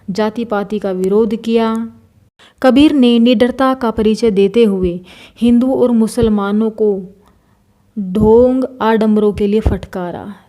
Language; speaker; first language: Hindi; native; Hindi